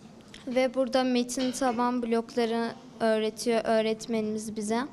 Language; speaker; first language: Turkish; native; Turkish